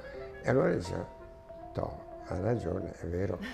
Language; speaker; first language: Italian; native; Italian